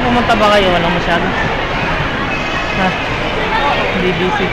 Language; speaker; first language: Filipino; early bilingual, heritage; Filipino